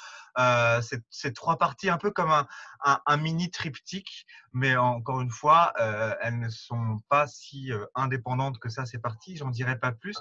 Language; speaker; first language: French; native; French